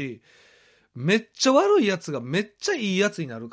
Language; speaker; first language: Japanese; native; Japanese